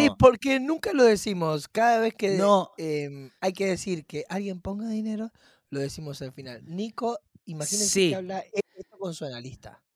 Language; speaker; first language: Spanish; native; Spanish